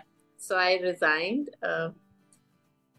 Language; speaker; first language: English; non-native, fluent; Persian